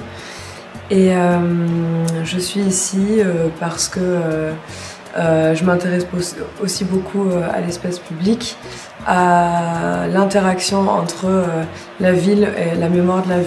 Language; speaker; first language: French; non-native, fluent; German